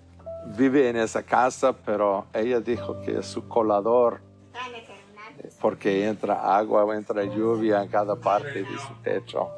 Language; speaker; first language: Spanish; non-native, fluent; English